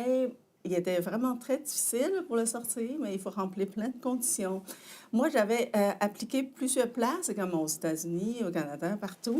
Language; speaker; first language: French; non-native, fluent; Chinese